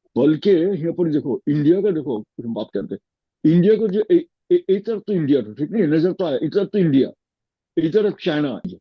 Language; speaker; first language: Hindi; non-native, fluent; Bangla